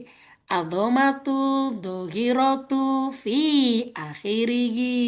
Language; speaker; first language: Arabic; non-native, fluent; Indonesian